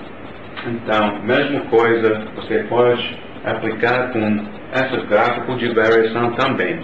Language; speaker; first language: Portuguese; non-native, learner; English